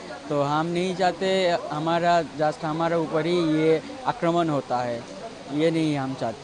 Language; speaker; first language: Hindi; non-native, learner; Bangla